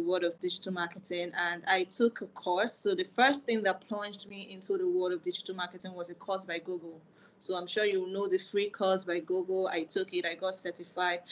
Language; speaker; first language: English; non-native, local second language; Igbo